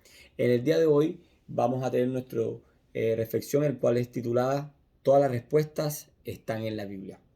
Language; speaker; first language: Spanish; native; Spanish